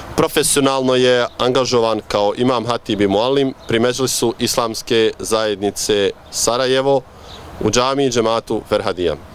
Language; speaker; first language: Bosnian; native; Bosnian